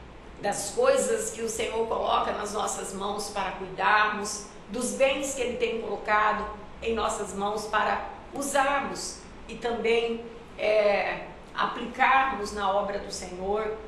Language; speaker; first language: Portuguese; native; Portuguese